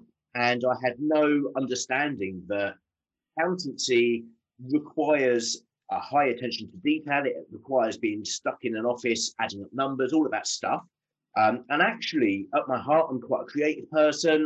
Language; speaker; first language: English; native; English